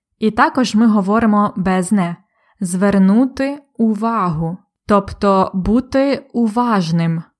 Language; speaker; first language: Ukrainian; native; Ukrainian